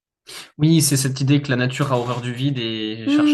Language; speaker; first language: French; native; French